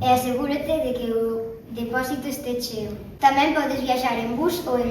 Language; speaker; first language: Galician; non-native, local second language; Spanish